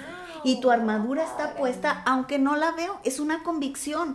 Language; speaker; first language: Spanish; native; Spanish